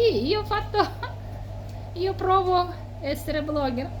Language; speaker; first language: Italian; non-native, learner; Kazakh